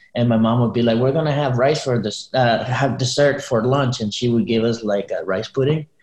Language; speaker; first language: English; early bilingual, other home language; Spanish